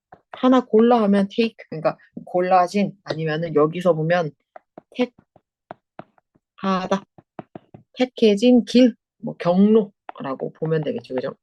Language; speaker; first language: Korean; native; Korean